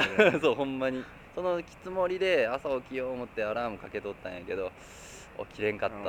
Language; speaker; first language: Japanese; native; Japanese